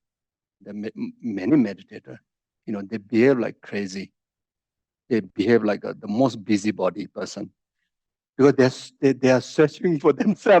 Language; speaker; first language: English; non-native, fluent; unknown